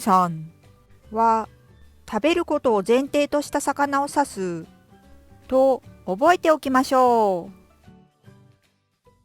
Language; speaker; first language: Japanese; non-native, fluent; Korean